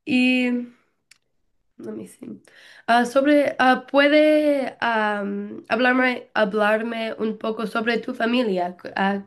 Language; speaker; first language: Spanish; non-native, learner; English